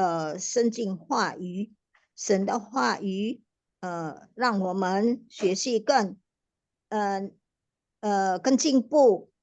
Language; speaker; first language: Chinese; non-native, learner; Indonesian